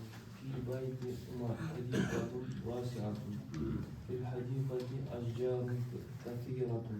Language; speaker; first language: Arabic; non-native, learner; Urdu